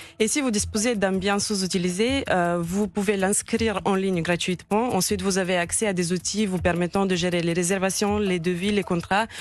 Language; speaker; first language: French; non-native, fluent; Bulgarian